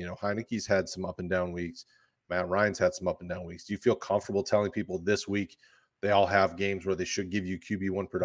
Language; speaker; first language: English; native; English